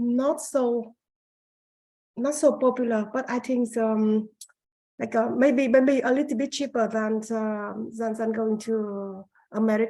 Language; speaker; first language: English; non-native, learner; Vietnamese